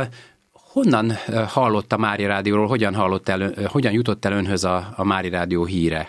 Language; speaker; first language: Hungarian; native; Hungarian